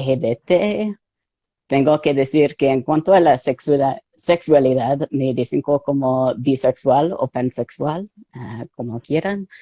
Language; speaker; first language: Spanish; non-native, fluent; English